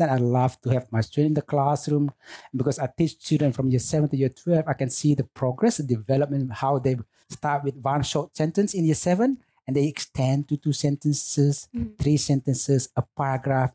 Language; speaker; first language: English; non-native, fluent; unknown